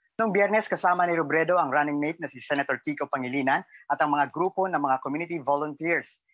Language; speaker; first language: Filipino; non-native, local second language; Cebuano